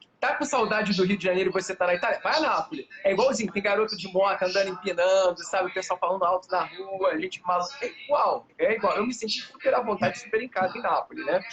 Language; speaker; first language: Portuguese; native; Portuguese